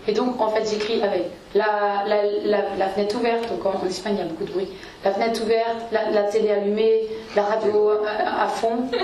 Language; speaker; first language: French; native; French